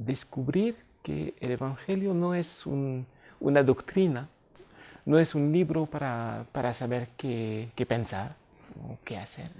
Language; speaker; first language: Spanish; non-native, fluent; French